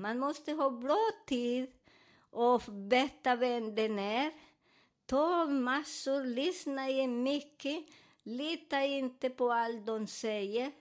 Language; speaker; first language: Swedish; non-native, learner; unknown